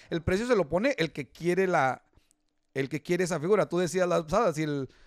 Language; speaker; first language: Spanish; early bilingual, heritage; Spanish